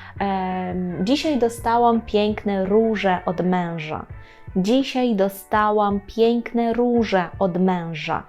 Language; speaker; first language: Polish; non-native, fluent; Ukrainian